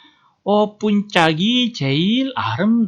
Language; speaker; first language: Korean; non-native, fluent; Indonesian